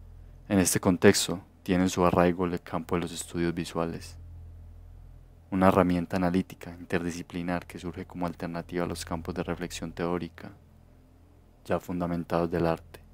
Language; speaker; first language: Spanish; native; Spanish